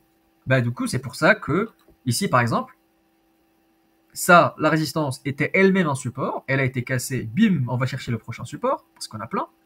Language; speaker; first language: French; native; French